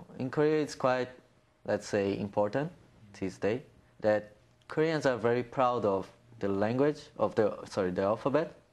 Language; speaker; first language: English; non-native, fluent; Portuguese